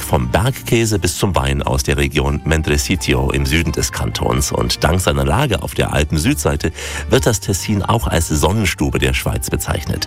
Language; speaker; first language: German; native; German